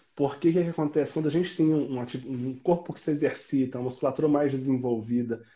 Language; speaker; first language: Portuguese; native; Portuguese